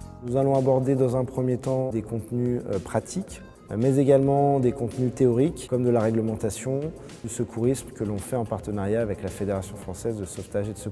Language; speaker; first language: French; native; French